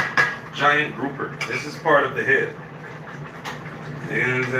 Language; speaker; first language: English; native; English